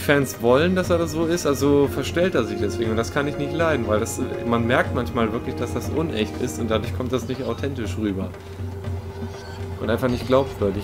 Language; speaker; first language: German; native; German